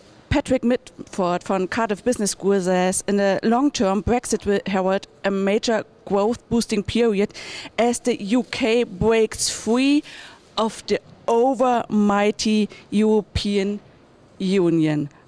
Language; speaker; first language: English; non-native, fluent; German